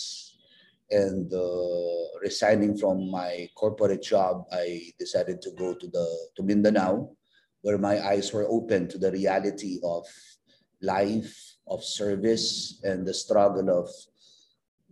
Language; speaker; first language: English; non-native, local second language; Filipino